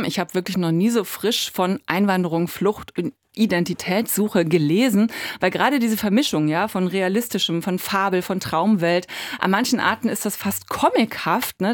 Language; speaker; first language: German; native; German